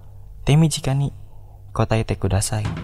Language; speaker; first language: Japanese; non-native, fluent; Indonesian